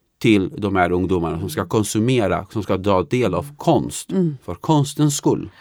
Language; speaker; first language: Swedish; non-native, fluent; Albanian